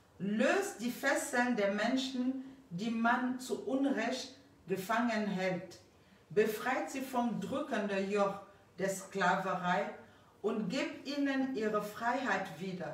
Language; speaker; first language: German; non-native, fluent; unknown